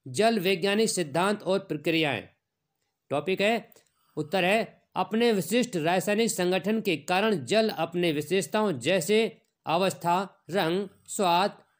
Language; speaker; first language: Hindi; native; Hindi